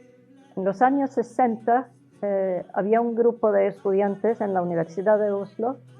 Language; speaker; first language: Spanish; non-native, fluent; Norwegian